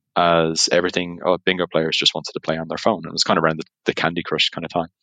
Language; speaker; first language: English; native; English